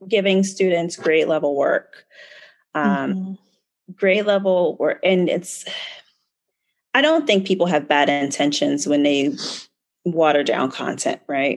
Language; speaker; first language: English; native; English